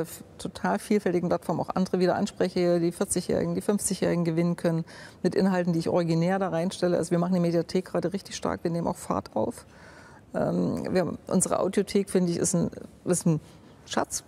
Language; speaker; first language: German; native; German